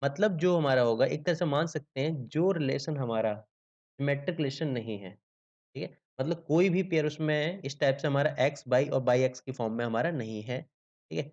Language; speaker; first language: Hindi; native; Hindi